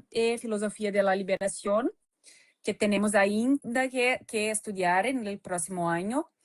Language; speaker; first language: Spanish; non-native, fluent; Portuguese